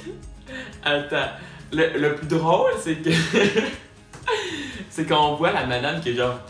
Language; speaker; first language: French; native; French